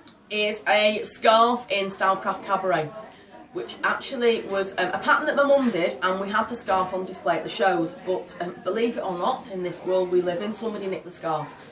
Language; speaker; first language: English; native; English